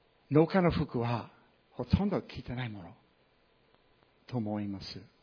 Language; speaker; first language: Japanese; non-native, fluent; English